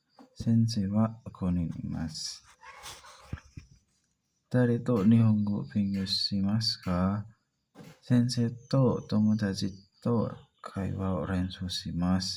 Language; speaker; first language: Japanese; non-native, learner; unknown